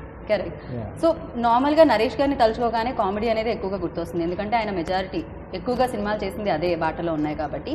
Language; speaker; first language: Telugu; native; Telugu